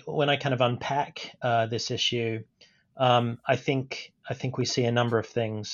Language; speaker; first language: English; native; English